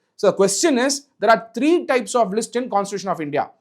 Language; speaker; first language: English; non-native, local second language; Tamil